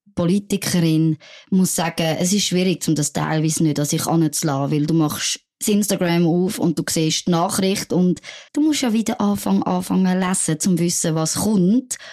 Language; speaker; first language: German; non-native, fluent; French